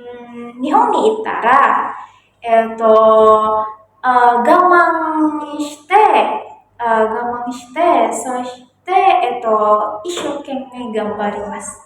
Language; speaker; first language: Japanese; non-native, learner; Indonesian